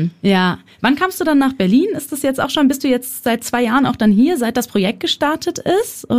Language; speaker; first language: German; native; German